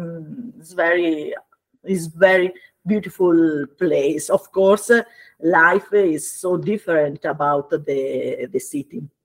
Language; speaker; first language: English; non-native, learner; Italian